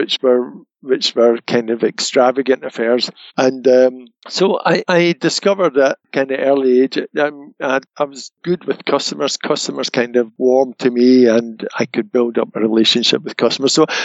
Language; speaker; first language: English; native; English